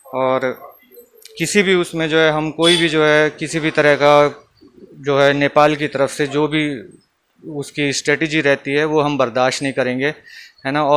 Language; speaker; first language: Hindi; non-native, local second language; Nepali